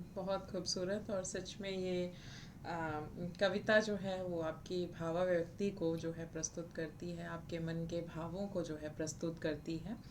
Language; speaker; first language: Hindi; native; Hindi